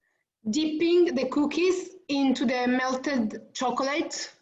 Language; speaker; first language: English; non-native, fluent; Italian